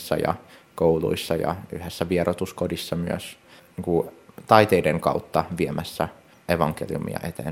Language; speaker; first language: Finnish; early bilingual, heritage; Finnish